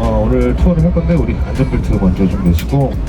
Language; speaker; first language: Korean; native; Korean